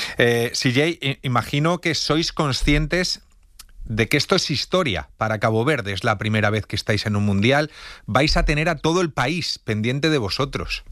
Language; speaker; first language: Spanish; native; Spanish